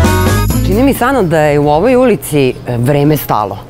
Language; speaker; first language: Serbian; native; Serbian